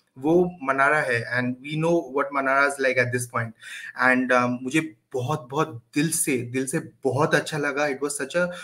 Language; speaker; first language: Hindi; native; Hindi